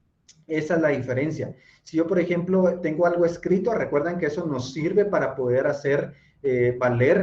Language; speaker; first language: Spanish; native; Spanish